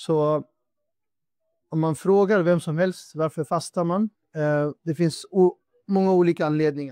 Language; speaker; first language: Swedish; non-native, fluent; Urdu